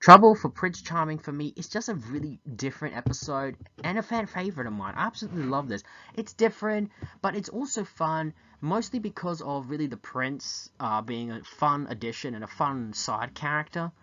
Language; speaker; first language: English; native; English